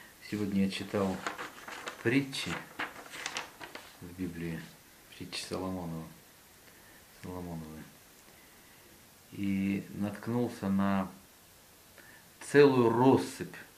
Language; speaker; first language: Russian; native; Russian